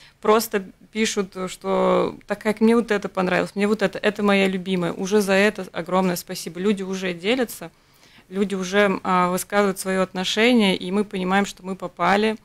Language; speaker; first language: Russian; native; Russian